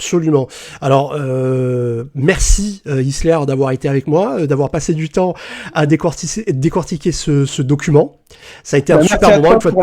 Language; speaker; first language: French; native; French